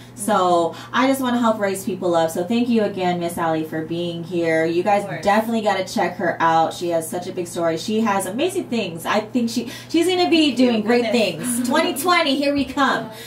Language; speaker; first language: English; native; English